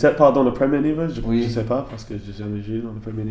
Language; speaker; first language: French; non-native, learner; English